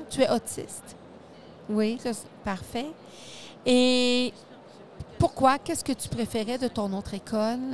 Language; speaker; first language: French; native; French